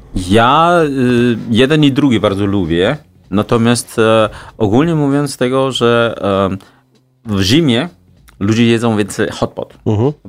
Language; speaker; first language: Polish; non-native, fluent; Chinese